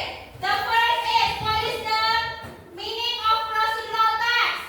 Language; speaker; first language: English; non-native, learner; Indonesian